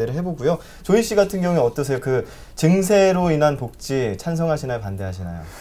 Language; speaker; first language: Korean; native; Korean